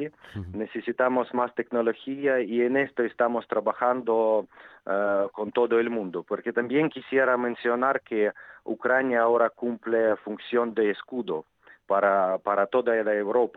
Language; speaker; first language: Spanish; non-native, fluent; Ukrainian